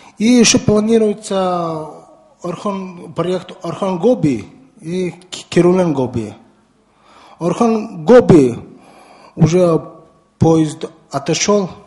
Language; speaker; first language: Russian; non-native, learner; Mongolian